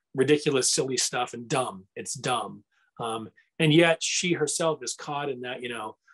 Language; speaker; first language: English; native; English